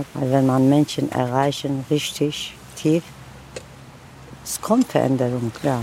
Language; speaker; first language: German; non-native, learner; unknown